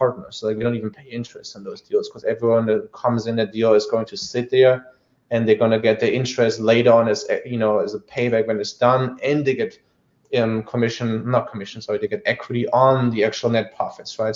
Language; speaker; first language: English; non-native, fluent; German